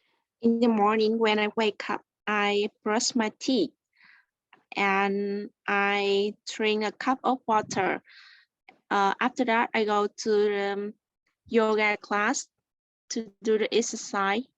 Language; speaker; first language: English; non-native, learner; Vietnamese